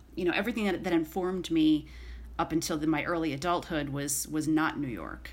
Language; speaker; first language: English; native; English